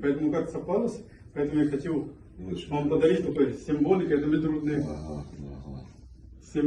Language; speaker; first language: Russian; non-native, fluent; Hindi